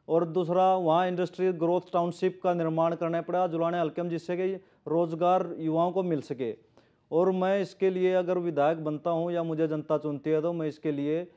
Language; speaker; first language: Hindi; native; Hindi